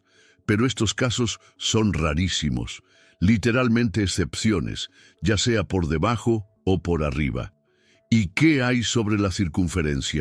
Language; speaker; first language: Spanish; native; Spanish